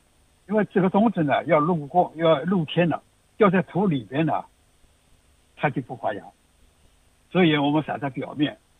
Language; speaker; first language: Chinese; native; Chinese